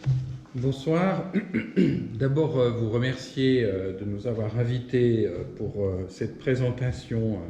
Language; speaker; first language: French; native; French